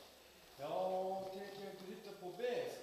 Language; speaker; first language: Swedish; non-native, learner; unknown